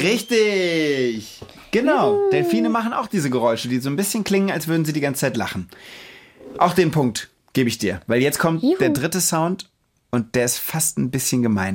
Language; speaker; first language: German; native; German